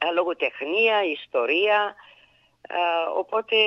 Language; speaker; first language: Greek; early bilingual, heritage; Bulgarian